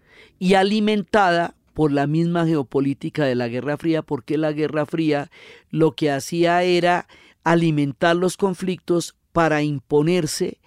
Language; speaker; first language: Spanish; native; Spanish